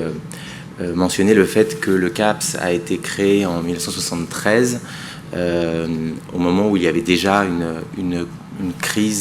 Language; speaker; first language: French; native; French